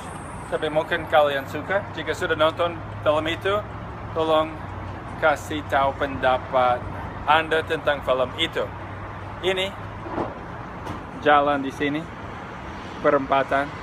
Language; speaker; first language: Indonesian; non-native, fluent; English